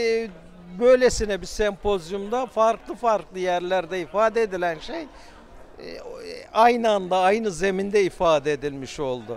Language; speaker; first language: Turkish; native; Turkish